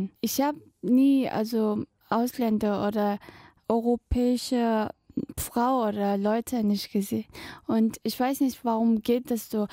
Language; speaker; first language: German; non-native, fluent; Tibetan